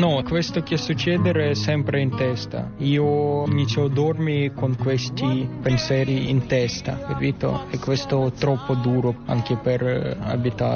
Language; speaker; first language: Italian; non-native, learner; Ukrainian